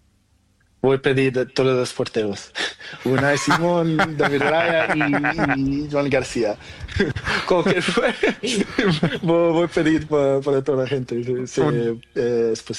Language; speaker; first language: Spanish; non-native, learner; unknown